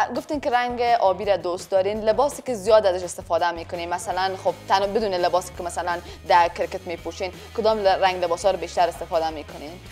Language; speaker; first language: Persian; native; Persian